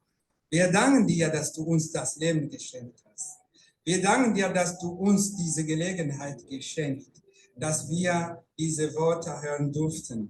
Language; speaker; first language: German; non-native, fluent; Rundi